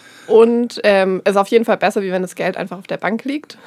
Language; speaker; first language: German; native; German